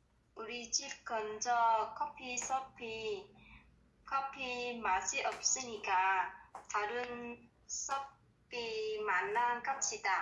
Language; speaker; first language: Korean; non-native, learner; Vietnamese